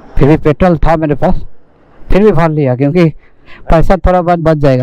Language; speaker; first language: Hindi; non-native, local second language; Bangla